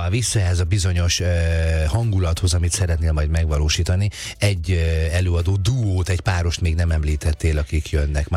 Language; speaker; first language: Hungarian; native; Hungarian